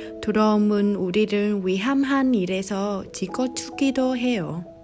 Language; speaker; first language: Korean; non-native, learner; Vietnamese